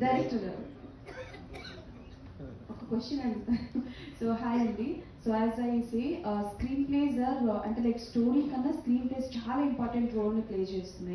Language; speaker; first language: Telugu; native; Telugu